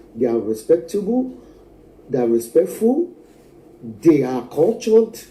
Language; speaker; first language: English; non-native, local second language; Yoruba